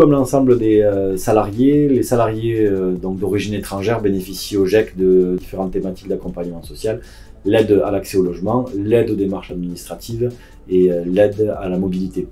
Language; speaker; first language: French; native; French